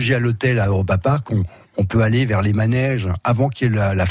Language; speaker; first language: French; native; French